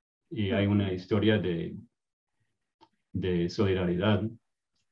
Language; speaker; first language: Spanish; non-native, fluent; English